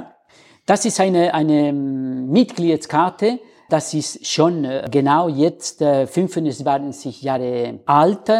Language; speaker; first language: German; non-native, fluent; Spanish